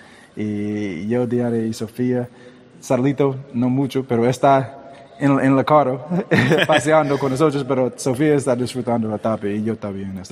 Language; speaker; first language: Spanish; early bilingual, heritage; English